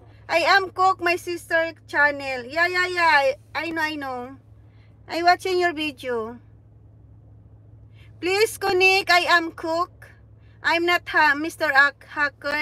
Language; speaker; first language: English; non-native, local second language; Cebuano